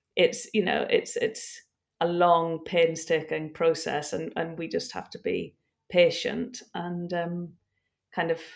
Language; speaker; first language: English; native; English